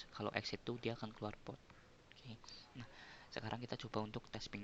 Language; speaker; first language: Indonesian; native; Indonesian